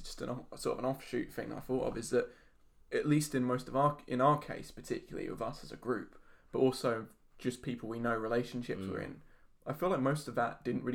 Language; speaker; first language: English; native; English